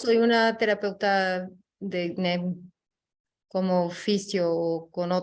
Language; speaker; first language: Spanish; non-native, fluent; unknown